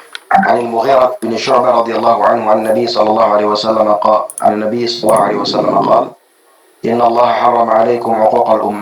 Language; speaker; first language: Arabic; non-native, fluent; Indonesian